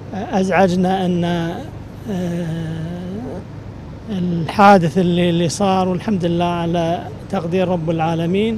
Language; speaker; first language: Arabic; native; Arabic